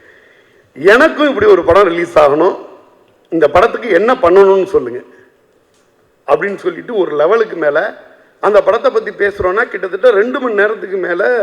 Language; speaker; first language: Tamil; native; Tamil